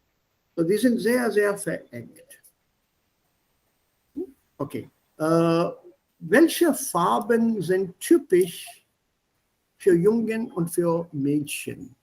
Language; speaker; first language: German; non-native, fluent; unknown